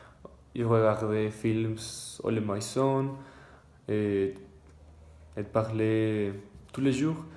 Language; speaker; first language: French; non-native, learner; Spanish